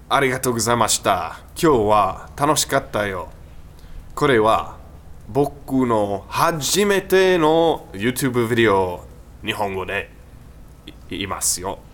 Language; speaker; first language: Japanese; non-native, learner; English